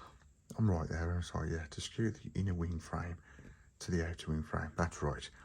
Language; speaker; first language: English; native; English